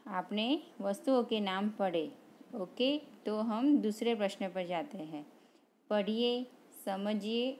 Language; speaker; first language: Hindi; non-native, local second language; Gujarati